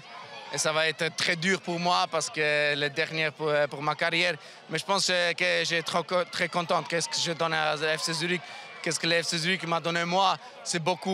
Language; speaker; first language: French; non-native, local second language; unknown